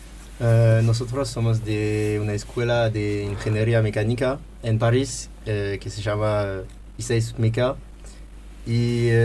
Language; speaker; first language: Spanish; non-native, fluent; French